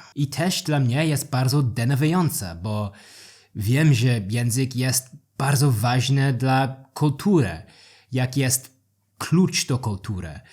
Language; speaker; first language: Polish; non-native, learner; English